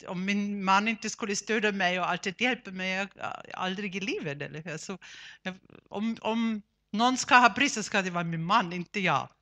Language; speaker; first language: Swedish; non-native, fluent; German